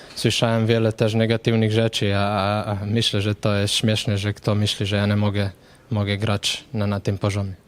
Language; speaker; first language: Polish; non-native, fluent; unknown